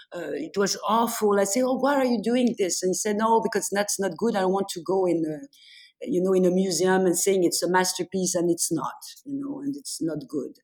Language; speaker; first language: English; non-native, fluent; French